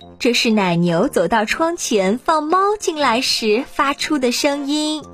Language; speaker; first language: Chinese; native; Chinese